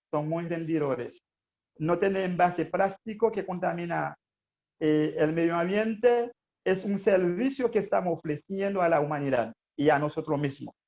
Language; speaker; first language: Spanish; non-native, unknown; Haitian Creole